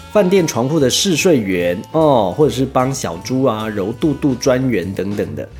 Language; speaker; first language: Chinese; native; Chinese